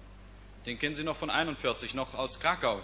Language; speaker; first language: German; native; German